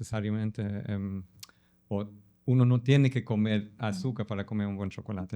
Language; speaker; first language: Spanish; non-native, fluent; German